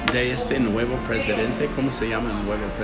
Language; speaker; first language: Spanish; non-native, fluent; English